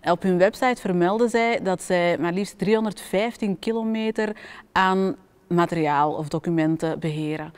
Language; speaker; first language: Dutch; native; Dutch